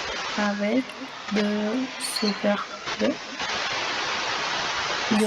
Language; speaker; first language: French; non-native, learner; Spanish